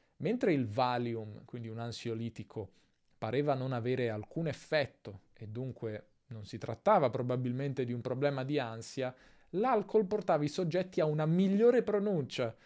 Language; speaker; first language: Italian; native; Italian